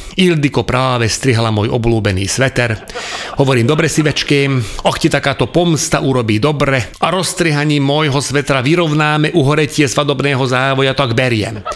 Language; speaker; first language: Slovak; non-native, local second language; Hungarian